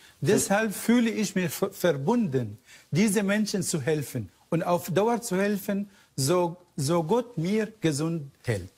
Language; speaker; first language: German; non-native, fluent; Arabic